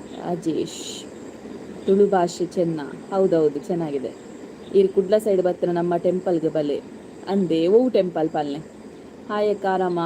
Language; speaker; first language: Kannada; non-native, local second language; Tulu